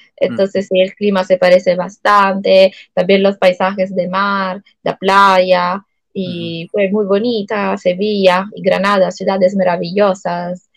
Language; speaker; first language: Spanish; non-native, fluent; Italian